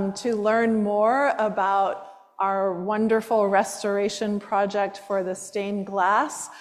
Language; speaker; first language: English; native; English